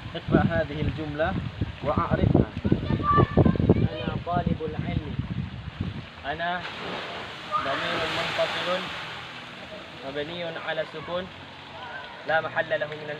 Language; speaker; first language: Arabic; non-native, fluent; Indonesian